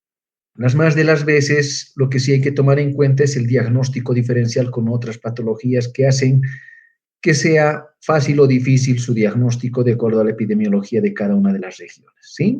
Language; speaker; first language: Spanish; native; Spanish